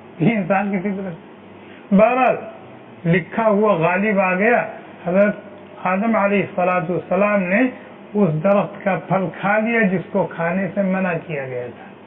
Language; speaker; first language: Urdu; native; Urdu